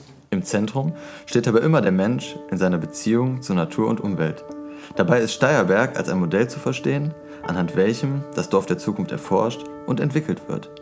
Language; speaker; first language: German; native; German